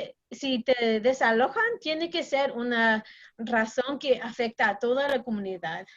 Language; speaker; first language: Spanish; non-native, fluent; English